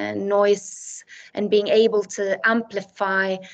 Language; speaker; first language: English; non-native, fluent; Swedish